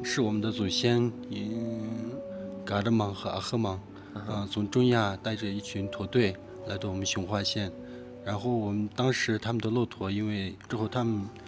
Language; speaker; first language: Chinese; non-native, local second language; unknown